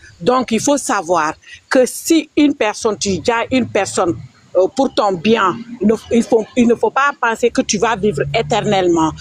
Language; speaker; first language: French; non-native, local second language; Wolof